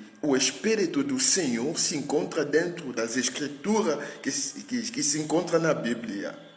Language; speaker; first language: Portuguese; non-native, fluent; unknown